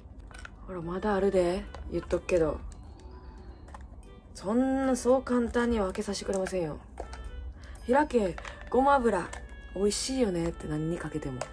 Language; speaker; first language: Japanese; native; Japanese